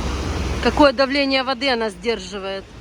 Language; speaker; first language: Russian; native; Russian